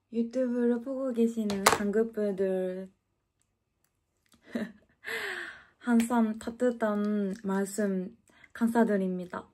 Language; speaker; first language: Korean; non-native, learner; Japanese